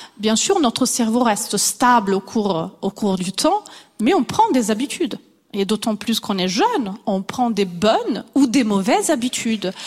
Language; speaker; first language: French; non-native, fluent; Italian